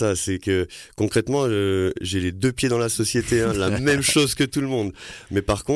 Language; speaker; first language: French; native; French